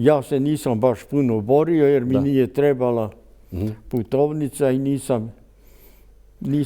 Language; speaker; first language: Croatian; native; Croatian